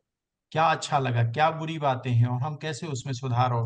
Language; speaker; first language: Hindi; native; Hindi